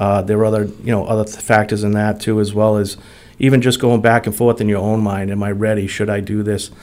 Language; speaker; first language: English; native; English